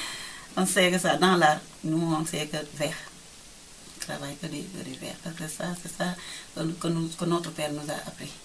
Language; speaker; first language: French; non-native, local second language; Wolof